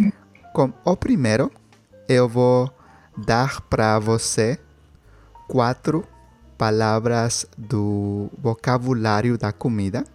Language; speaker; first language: Portuguese; non-native, learner; Spanish